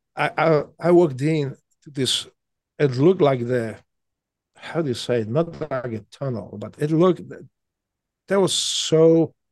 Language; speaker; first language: English; non-native, fluent; Polish